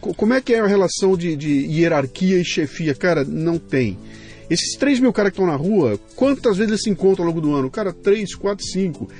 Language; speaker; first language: Portuguese; native; Portuguese